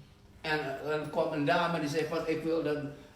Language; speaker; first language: Dutch; non-native, fluent; Indonesian